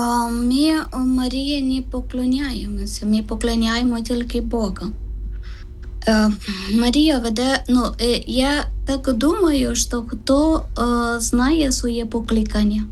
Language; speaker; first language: Ukrainian; non-native, learner; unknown